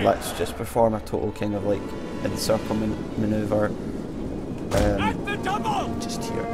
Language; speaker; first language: English; native; English